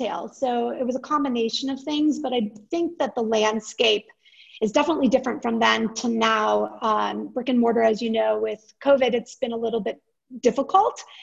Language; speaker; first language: English; native; English